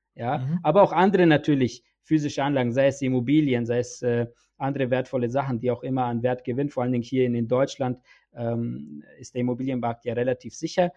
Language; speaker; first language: German; early bilingual, other home language; Bosnian